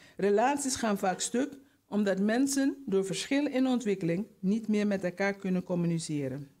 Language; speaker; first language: Dutch; native; Dutch